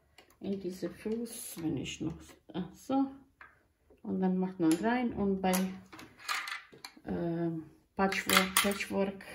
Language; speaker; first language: German; non-native, learner; Croatian